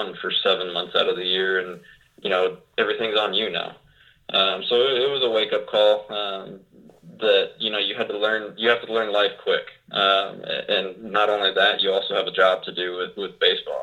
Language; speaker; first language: English; native; English